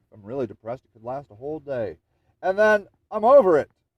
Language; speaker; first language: English; native; English